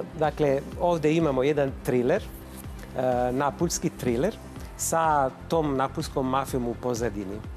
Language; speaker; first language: Bosnian; non-native, fluent; Italian